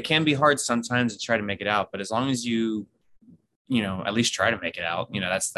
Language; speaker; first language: English; native; English